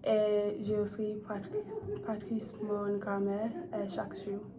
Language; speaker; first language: French; non-native, learner; English